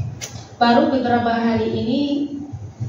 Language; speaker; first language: Indonesian; non-native, fluent; Arabic